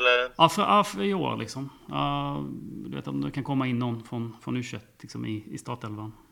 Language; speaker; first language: Swedish; native; Swedish